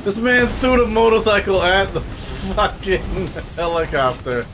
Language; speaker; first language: English; native; English